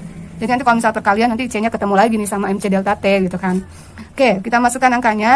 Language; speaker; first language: Indonesian; native; Indonesian